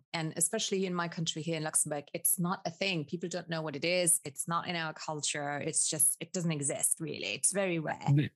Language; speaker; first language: English; early bilingual, other home language; Spanish